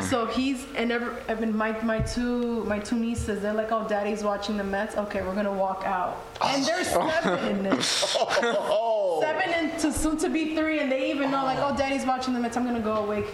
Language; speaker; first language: English; early bilingual, other home language; Spanish